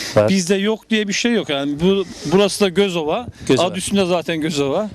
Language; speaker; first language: Turkish; native; Turkish